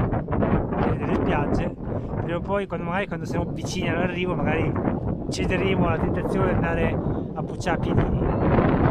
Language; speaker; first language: Italian; native; Italian